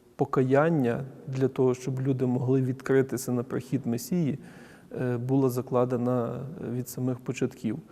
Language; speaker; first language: Ukrainian; native; Ukrainian